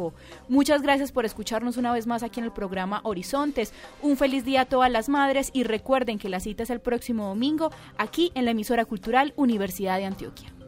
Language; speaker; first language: Spanish; native; Spanish